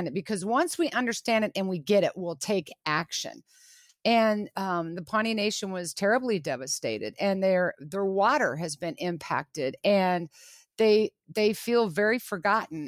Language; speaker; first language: English; native; English